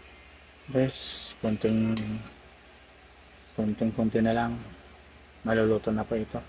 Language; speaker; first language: Filipino; native; Filipino